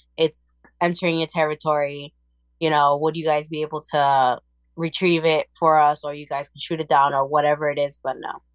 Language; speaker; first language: English; early bilingual, other home language; Spanish